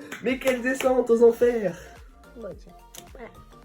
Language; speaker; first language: French; native; French